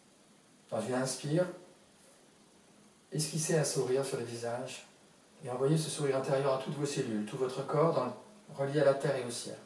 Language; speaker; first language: French; native; French